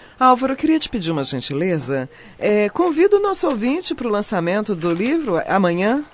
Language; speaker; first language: Portuguese; native; Portuguese